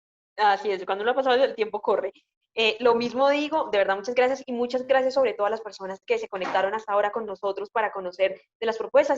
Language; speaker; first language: Spanish; native; Spanish